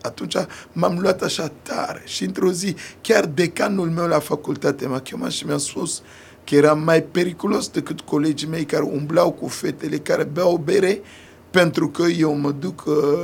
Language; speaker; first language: Romanian; non-native, fluent; Sango